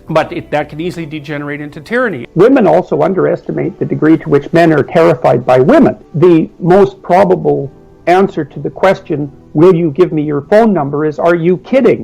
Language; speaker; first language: English; native; English